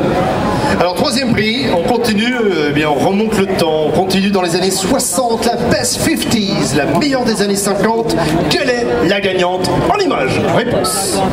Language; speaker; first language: French; native; French